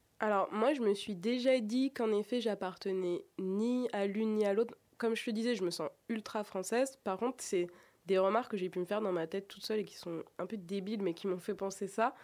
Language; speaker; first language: French; native; French